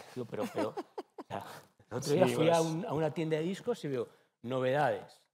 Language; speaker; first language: Spanish; native; Spanish